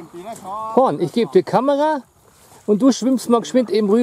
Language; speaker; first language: German; native; German